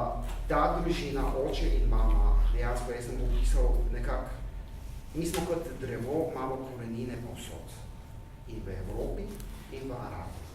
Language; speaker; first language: Slovenian; early bilingual, heritage; Arabic